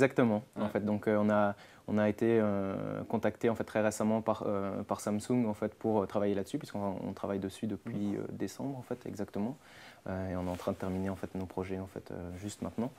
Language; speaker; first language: French; native; French